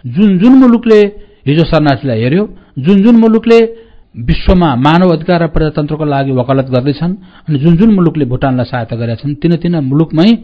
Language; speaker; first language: Nepali; native; Nepali